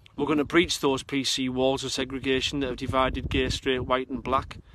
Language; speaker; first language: English; native; English